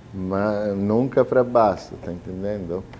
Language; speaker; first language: Portuguese; non-native, fluent; Italian